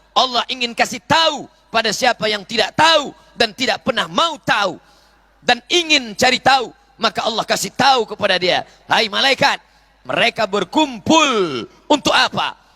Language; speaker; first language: Indonesian; native; Indonesian